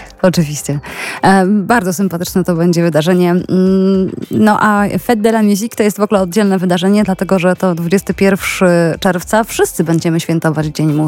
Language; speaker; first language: Polish; native; Polish